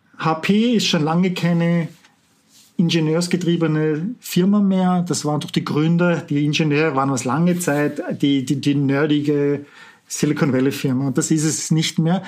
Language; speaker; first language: German; native; German